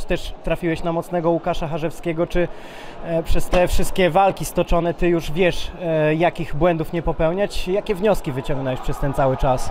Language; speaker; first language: Polish; native; Polish